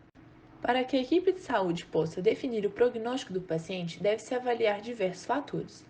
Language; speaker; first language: Portuguese; native; Portuguese